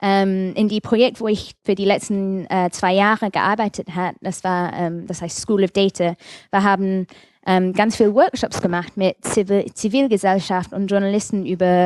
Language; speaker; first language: German; non-native, fluent; English